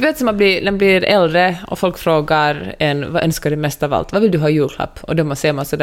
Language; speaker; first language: Swedish; native; Swedish